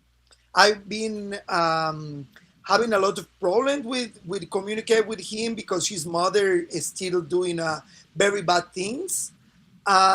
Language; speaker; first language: English; non-native, fluent; Spanish